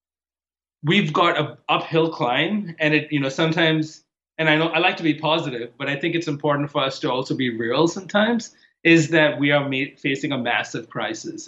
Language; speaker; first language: English; non-native, local second language; Hindi